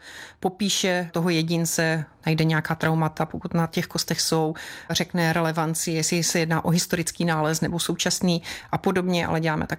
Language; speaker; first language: Czech; native; Czech